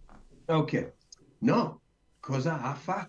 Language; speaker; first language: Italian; non-native, learner; English